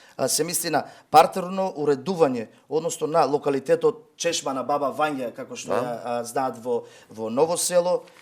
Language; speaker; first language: Macedonian; native; Macedonian